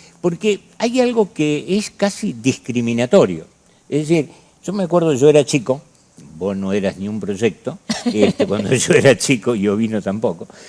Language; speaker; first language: Spanish; native; Spanish